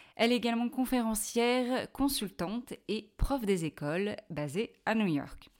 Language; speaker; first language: French; native; French